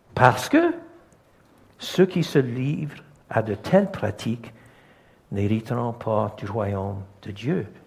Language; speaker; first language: French; non-native, local second language; English